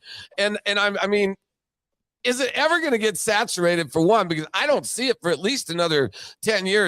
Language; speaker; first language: English; native; English